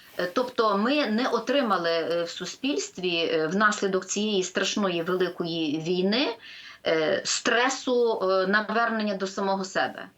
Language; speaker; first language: Ukrainian; native; Ukrainian